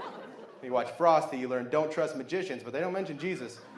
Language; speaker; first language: English; native; English